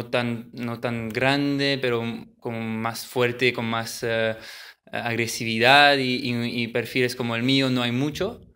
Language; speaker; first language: Spanish; early bilingual, heritage; French